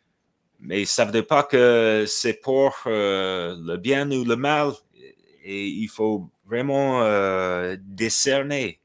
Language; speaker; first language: French; non-native, fluent; English